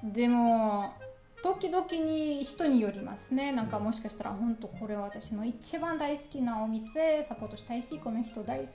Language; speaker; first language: Japanese; non-native, learner; German